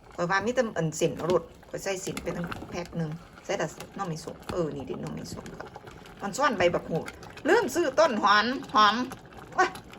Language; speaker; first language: Thai; native; Thai